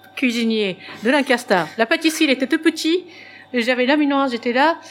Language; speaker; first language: French; non-native, fluent; Japanese